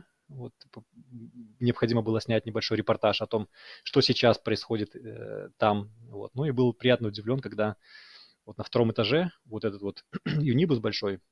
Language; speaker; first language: Russian; native; Russian